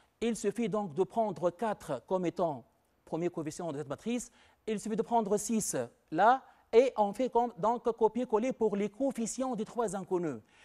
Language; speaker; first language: French; non-native, local second language; Arabic